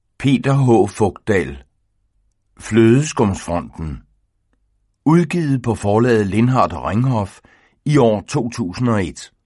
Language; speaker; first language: Danish; native; Danish